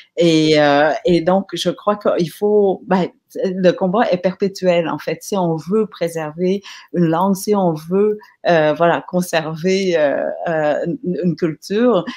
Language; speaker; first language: French; early bilingual, other home language; Vietnamese